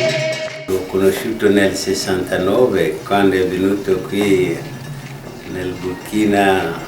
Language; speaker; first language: Italian; non-native, fluent; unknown